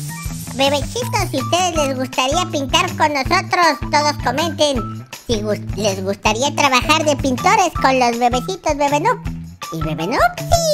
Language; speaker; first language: Spanish; native; Spanish